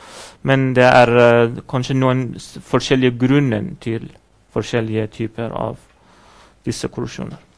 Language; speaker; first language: Norwegian; non-native, fluent; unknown